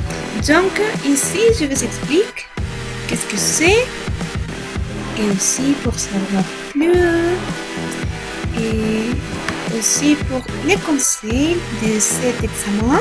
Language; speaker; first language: French; non-native, learner; Spanish